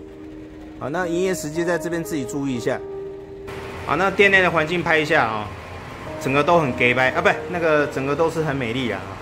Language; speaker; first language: Chinese; native; Chinese